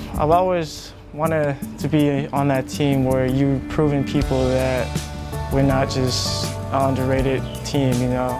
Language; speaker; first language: English; non-native, fluent; Samoan